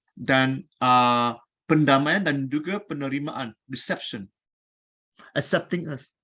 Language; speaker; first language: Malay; non-native, local second language; Chinese